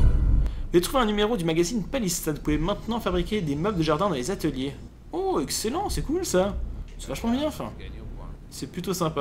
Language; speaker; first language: French; native; French